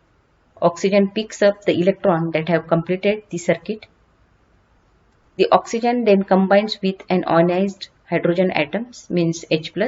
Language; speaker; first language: English; non-native, local second language; Marathi